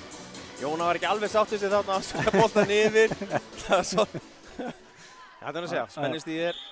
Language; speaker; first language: Icelandic; native; Icelandic